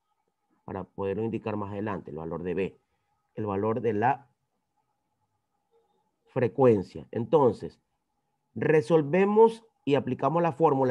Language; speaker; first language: Spanish; native; Spanish